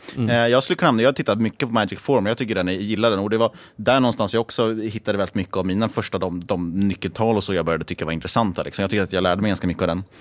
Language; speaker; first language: Swedish; native; Swedish